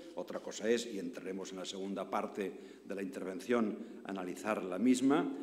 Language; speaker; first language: Spanish; non-native, local second language; Catalan